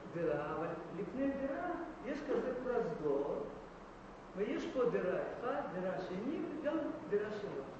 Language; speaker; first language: Hebrew; non-native, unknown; Russian